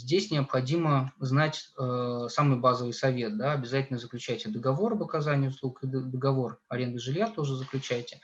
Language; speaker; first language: Russian; native; Russian